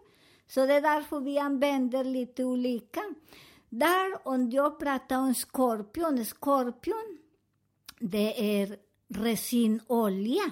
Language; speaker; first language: Swedish; non-native, learner; Spanish